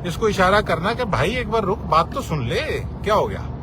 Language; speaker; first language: Hindi; non-native, local second language; Punjabi